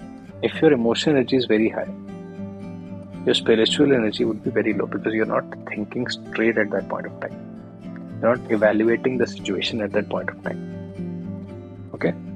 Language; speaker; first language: English; non-native, local second language; Hindi